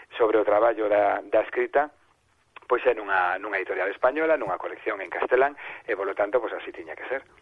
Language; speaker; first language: Galician; native; Galician